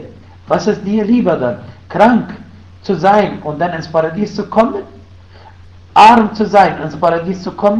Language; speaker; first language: German; non-native, fluent; Arabic